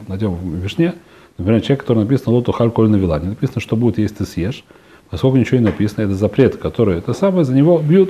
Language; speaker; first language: Russian; early bilingual, heritage; Russian